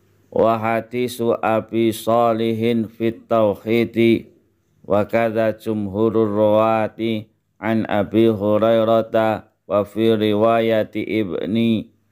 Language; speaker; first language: Arabic; non-native, fluent; Indonesian